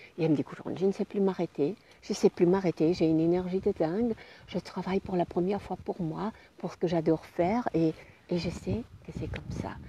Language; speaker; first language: French; non-native, fluent; German